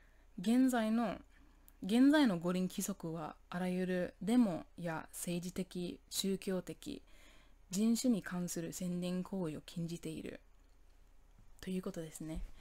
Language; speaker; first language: Japanese; non-native, fluent; English